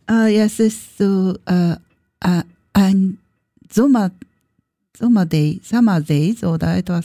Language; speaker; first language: German; non-native, learner; Japanese